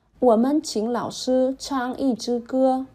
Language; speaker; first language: Chinese; non-native, fluent; Vietnamese